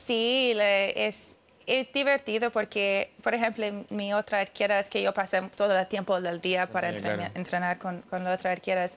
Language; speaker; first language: Spanish; early bilingual, heritage; English